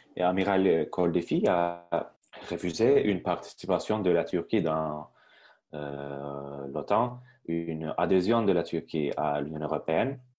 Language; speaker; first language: French; non-native, fluent; Turkish